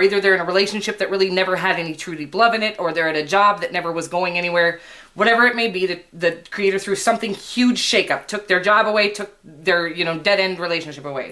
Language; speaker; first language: English; native; English